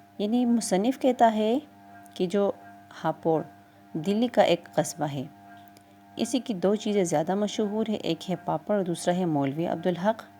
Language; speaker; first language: Urdu; non-native, local second language; Pashto